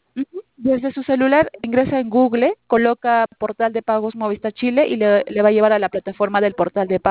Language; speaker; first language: Spanish; native; Spanish